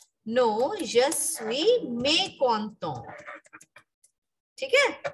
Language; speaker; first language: French; non-native, fluent; Hindi